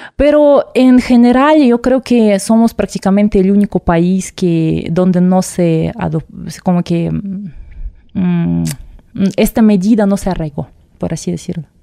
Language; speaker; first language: Spanish; non-native, fluent; Russian